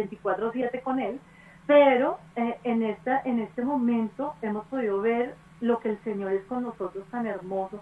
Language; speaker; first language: Spanish; native; Spanish